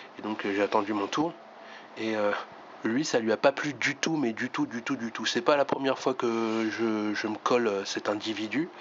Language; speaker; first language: French; native; French